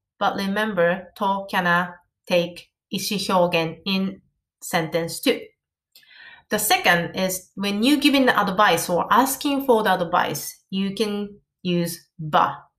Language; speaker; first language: English; non-native, fluent; Japanese